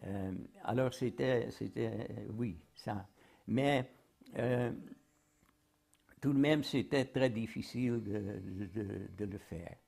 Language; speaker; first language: French; non-native, fluent; Dutch